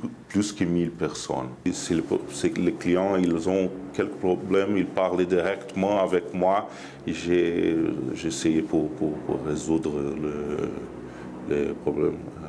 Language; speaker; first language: French; non-native, learner; Portuguese